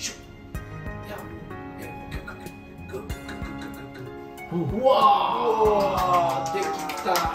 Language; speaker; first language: English; non-native, learner; Japanese